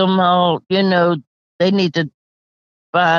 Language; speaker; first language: English; native; English